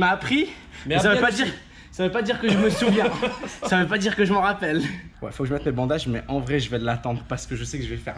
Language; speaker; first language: French; native; French